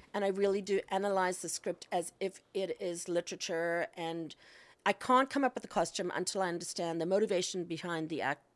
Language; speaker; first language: English; native; English